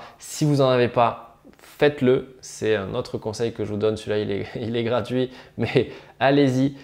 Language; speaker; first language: French; native; French